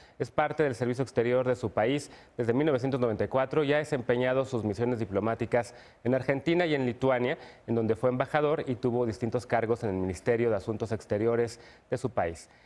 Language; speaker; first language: Spanish; native; Spanish